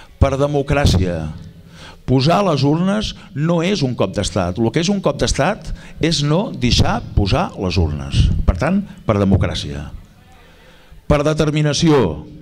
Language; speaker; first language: Catalan; native; Catalan